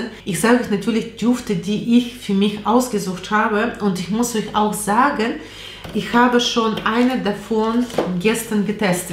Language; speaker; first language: German; non-native, learner; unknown